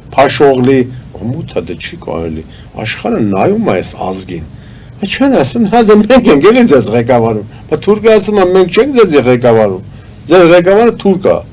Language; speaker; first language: Armenian; native; Armenian